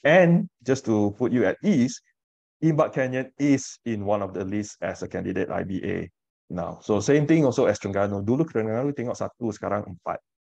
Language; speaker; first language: English; non-native, local second language; Min Nan Chinese